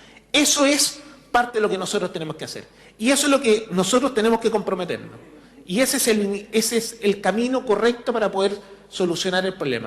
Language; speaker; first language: Spanish; native; Spanish